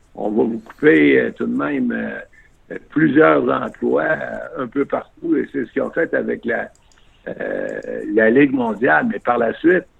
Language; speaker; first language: French; native; French